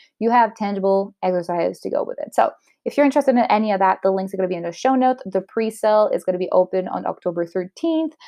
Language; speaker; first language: English; non-native, local second language; French